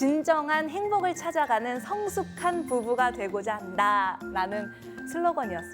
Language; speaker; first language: Korean; native; Korean